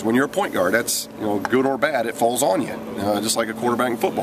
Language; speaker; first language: English; native; English